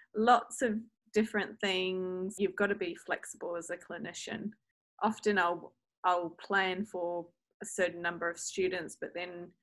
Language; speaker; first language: English; native; English